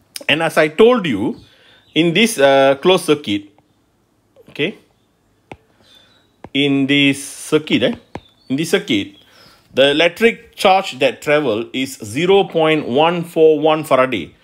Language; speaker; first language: English; non-native, local second language; Malay